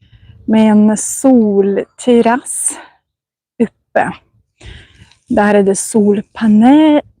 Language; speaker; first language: Swedish; non-native, fluent; Russian